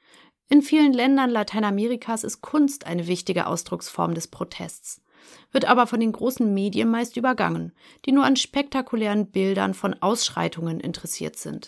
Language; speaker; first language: German; native; German